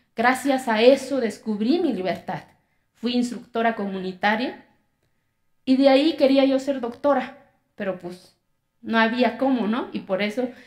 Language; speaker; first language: Spanish; non-native, local second language; Zapotec